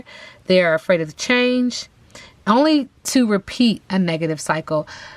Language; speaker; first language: English; native; English